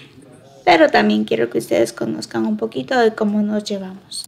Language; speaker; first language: Spanish; native; Spanish